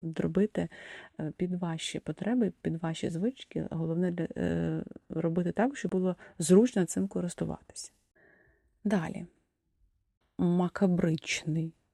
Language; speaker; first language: Ukrainian; non-native, local second language; Russian